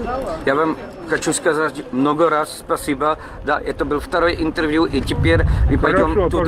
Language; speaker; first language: Russian; non-native, learner; Czech